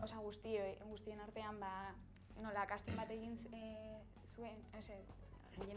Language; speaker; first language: Basque; non-native, local second language; Spanish